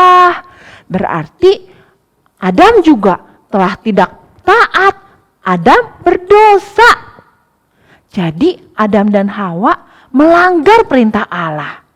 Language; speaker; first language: Indonesian; native; Indonesian